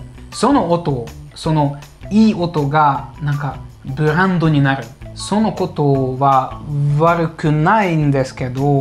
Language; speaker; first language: Japanese; non-native, fluent; Hungarian